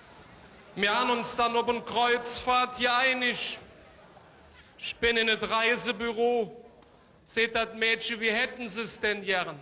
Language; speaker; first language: German; native; German